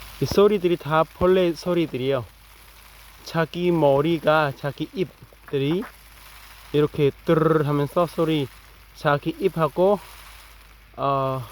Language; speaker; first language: Korean; non-native, fluent; Khmer